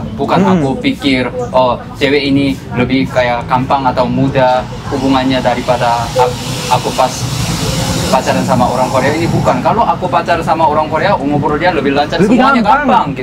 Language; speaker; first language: Indonesian; non-native, fluent; Korean